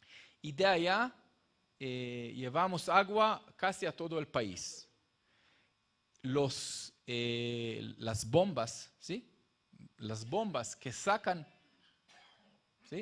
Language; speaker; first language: Spanish; non-native, fluent; Hebrew